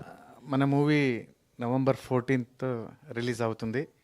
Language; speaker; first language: Telugu; non-native, learner; Kannada